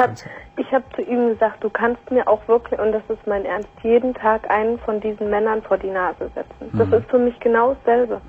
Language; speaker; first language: German; native; German